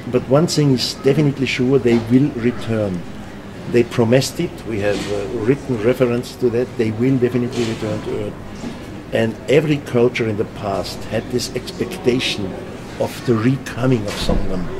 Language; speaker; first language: English; non-native, fluent; German